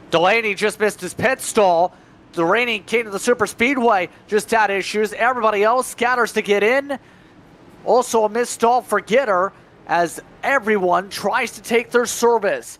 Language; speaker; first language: English; native; English